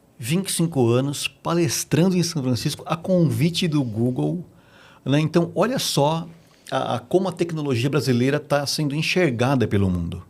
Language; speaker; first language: Portuguese; native; Portuguese